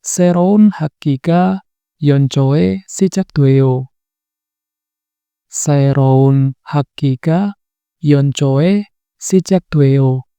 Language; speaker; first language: Korean; non-native, fluent; Indonesian